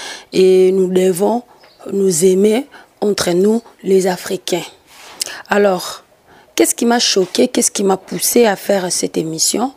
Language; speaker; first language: French; non-native, local second language; Lingala